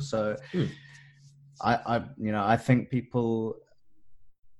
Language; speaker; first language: English; native; English